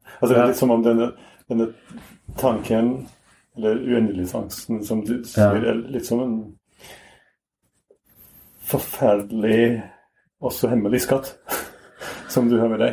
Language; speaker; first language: Norwegian; non-native, fluent; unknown